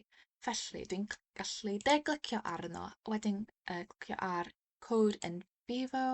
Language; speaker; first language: Welsh; non-native, fluent; English